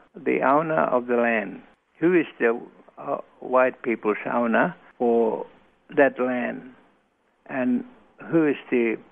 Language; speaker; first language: English; non-native, local second language; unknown